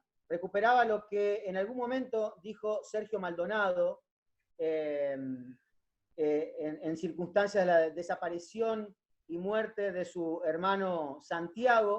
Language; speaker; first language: Spanish; native; Spanish